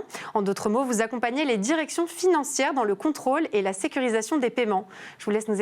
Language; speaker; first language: French; native; French